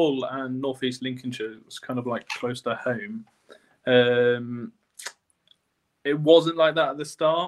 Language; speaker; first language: English; native; English